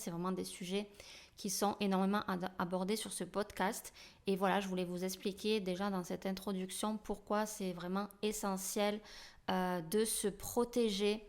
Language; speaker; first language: French; native; French